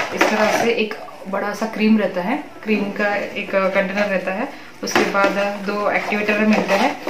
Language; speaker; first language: Hindi; non-native, local second language; Marathi